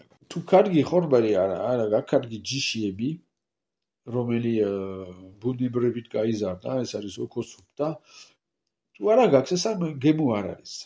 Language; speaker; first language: Georgian; non-native, learner; French